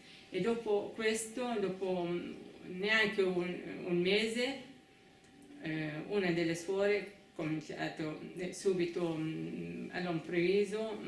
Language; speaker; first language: Italian; non-native, fluent; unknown